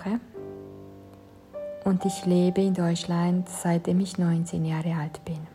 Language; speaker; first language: German; non-native, fluent; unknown